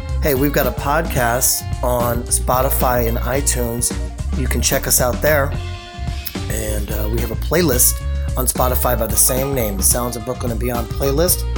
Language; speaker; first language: English; native; English